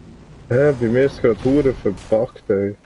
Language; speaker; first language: German; native; German